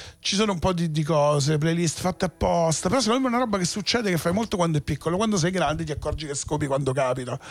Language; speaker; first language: Italian; native; Italian